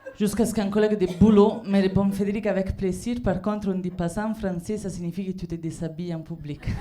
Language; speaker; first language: French; non-native, fluent; Italian